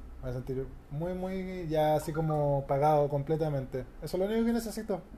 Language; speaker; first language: Spanish; native; Spanish